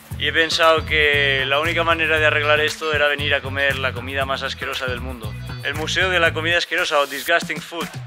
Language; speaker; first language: Spanish; native; Spanish